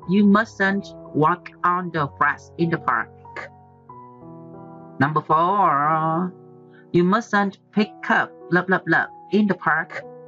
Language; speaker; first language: English; non-native, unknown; Vietnamese